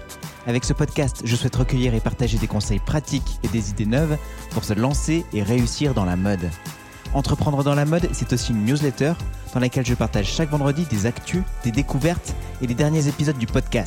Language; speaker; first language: French; native; French